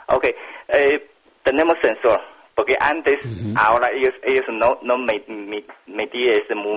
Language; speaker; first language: Spanish; non-native, learner; Chinese